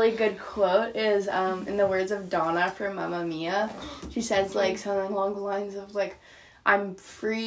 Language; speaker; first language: English; non-native, local second language; Cantonese